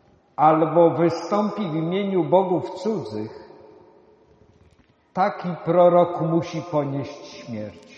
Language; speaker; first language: Polish; native; Polish